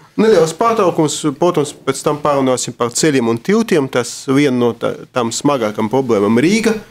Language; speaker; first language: Latvian; non-native, local second language; Russian